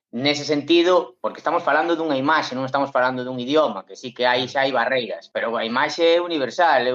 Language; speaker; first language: Galician; non-native, local second language; Spanish